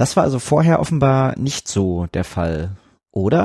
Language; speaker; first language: German; native; German